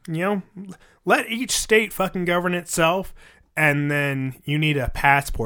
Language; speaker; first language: English; native; English